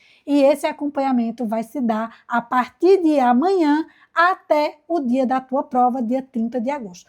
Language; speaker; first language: Portuguese; native; Portuguese